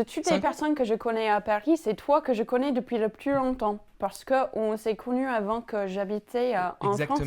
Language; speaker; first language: French; non-native, fluent; English